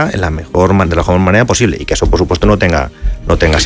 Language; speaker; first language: Spanish; native; Spanish